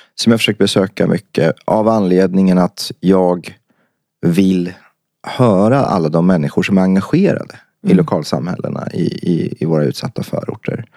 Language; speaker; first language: Swedish; early bilingual, other home language; Persian